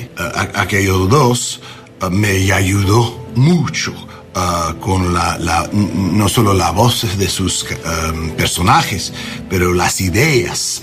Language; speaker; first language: Spanish; non-native, learner; English